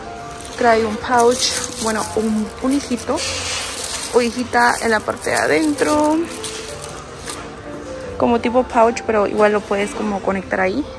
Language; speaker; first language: Spanish; native; Spanish